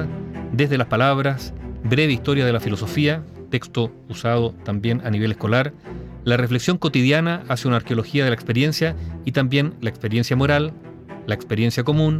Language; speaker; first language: Spanish; native; Spanish